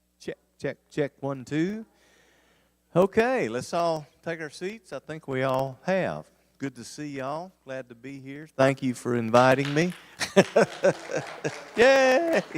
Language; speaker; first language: English; native; English